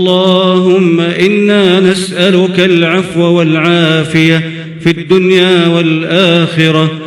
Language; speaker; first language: Arabic; native; Arabic